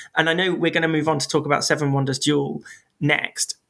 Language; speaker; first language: English; native; English